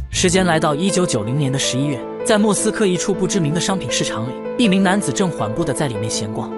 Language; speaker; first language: Chinese; native; Chinese